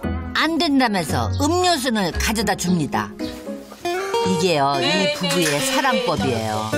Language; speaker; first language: Korean; native; Korean